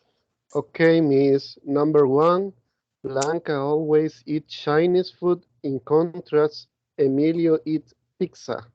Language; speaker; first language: English; non-native, learner; Spanish